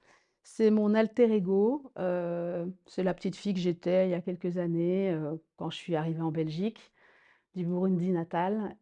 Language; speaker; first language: French; early bilingual, other home language; Rundi